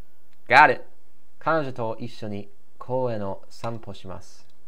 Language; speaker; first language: Japanese; non-native, learner; English